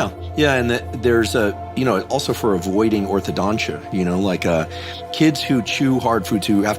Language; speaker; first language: English; native; English